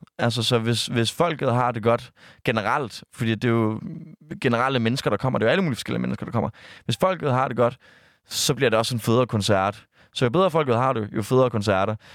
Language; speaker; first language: Danish; native; Danish